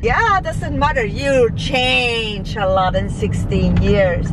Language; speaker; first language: English; non-native, learner; Spanish